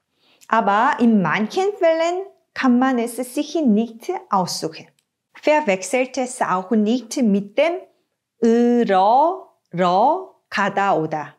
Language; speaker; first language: German; non-native, fluent; Korean